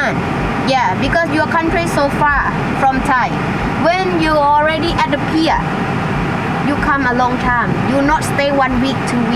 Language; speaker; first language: English; non-native, learner; Thai